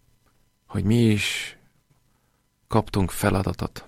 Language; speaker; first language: Hungarian; non-native, fluent; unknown